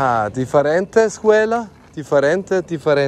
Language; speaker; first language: Spanish; non-native, learner; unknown